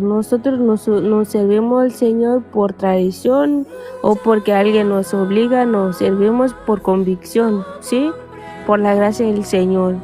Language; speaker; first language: Spanish; non-native, fluent; Portuguese